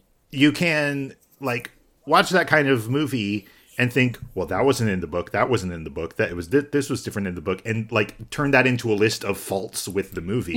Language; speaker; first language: English; native; English